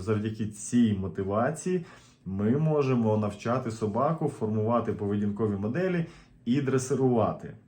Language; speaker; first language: Ukrainian; native; Ukrainian